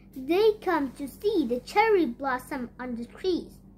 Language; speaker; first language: English; non-native, learner; Indonesian